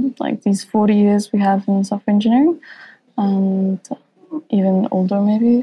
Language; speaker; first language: English; non-native, fluent; Danish